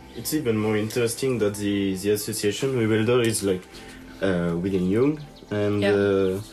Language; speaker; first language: English; non-native, learner; French